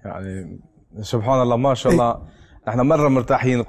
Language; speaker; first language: Arabic; non-native, learner; Turkish